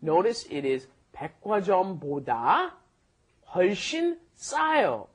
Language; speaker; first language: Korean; non-native, fluent; English